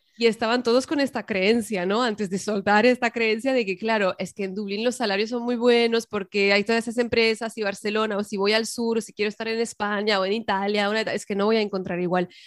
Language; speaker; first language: Spanish; native; Spanish